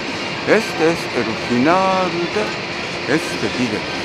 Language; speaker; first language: Spanish; non-native, learner; Japanese